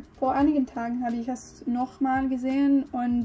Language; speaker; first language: German; non-native, learner; English